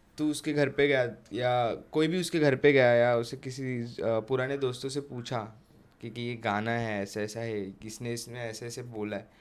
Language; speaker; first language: Hindi; native; Hindi